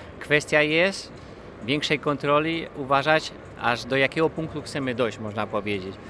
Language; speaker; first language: Polish; early bilingual, heritage; Polish